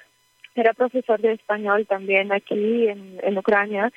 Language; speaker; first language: Spanish; early bilingual, heritage; Ukrainian